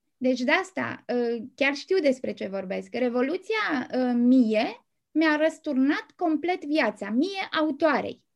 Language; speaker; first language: Romanian; native; Romanian